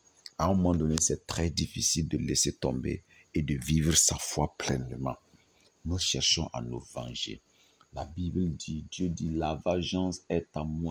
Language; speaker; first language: French; non-native, local second language; Mossi